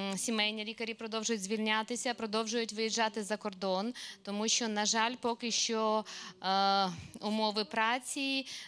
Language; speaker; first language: Ukrainian; native; Ukrainian